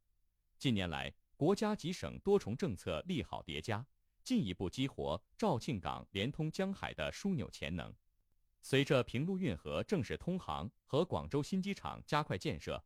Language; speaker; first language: Chinese; native; Chinese